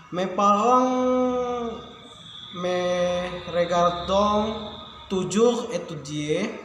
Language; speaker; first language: French; non-native, learner; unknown